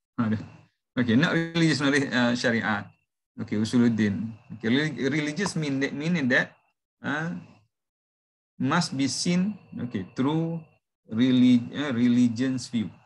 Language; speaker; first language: English; non-native, local second language; Malay